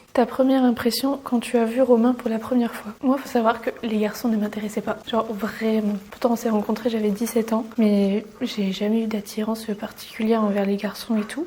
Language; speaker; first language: French; native; French